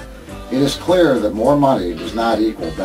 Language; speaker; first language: English; native; English